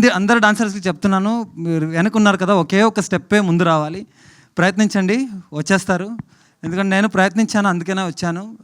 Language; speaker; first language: Telugu; non-native, fluent; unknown